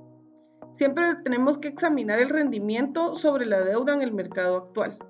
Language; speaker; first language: Spanish; native; Spanish